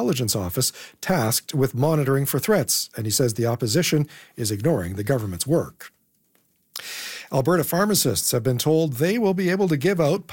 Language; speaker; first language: English; native; English